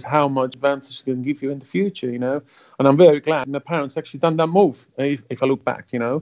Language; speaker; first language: English; non-native, fluent; German